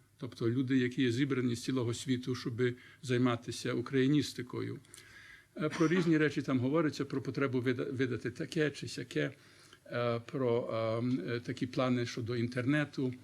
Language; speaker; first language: Ukrainian; early bilingual, heritage; Ukrainian